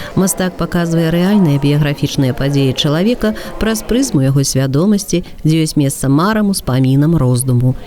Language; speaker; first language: Belarusian; native; Belarusian